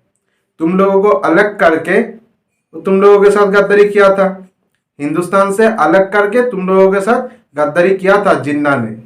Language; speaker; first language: Hindi; non-native, local second language; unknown